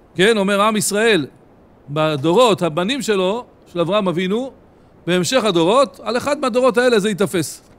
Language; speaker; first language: Hebrew; native; Hebrew